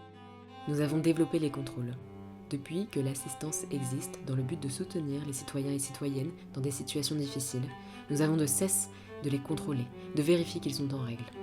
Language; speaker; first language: French; native; French